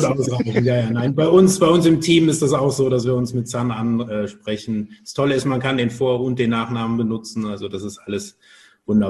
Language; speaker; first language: German; native; German